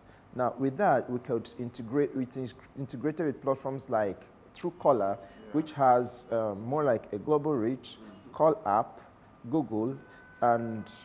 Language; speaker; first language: English; non-native, local second language; Igbo